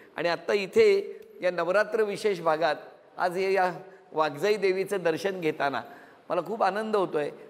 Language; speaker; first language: Marathi; native; Marathi